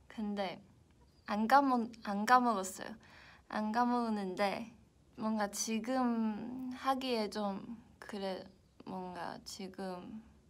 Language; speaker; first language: Korean; non-native, fluent; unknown